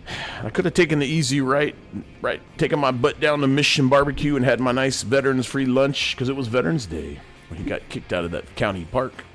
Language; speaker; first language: English; native; English